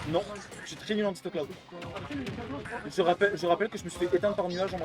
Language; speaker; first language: French; native; French